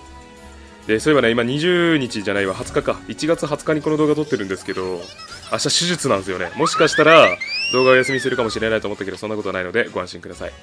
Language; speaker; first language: Japanese; native; Japanese